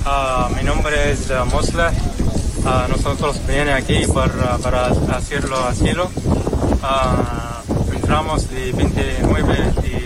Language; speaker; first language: Spanish; non-native, learner; Arabic